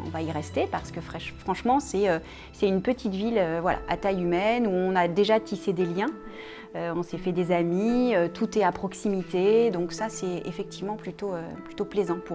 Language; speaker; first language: French; native; French